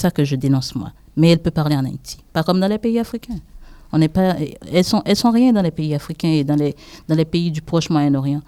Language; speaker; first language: French; non-native, local second language; Haitian Creole